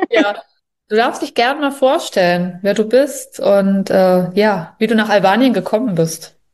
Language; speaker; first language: German; native; German